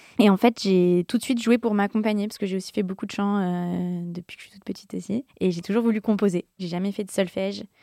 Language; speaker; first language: French; native; French